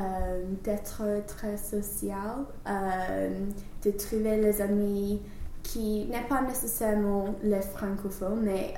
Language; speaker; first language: French; non-native, learner; English